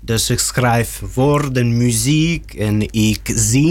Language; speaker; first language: Dutch; non-native, learner; Russian